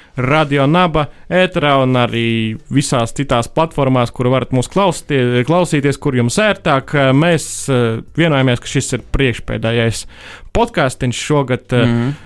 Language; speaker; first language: Latvian; native; Latvian